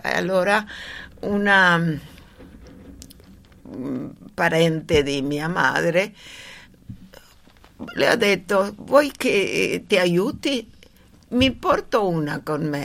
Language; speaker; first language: Italian; non-native, fluent; Spanish